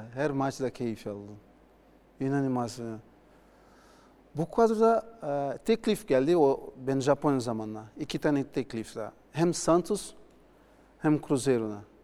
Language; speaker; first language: Turkish; non-native, learner; Portuguese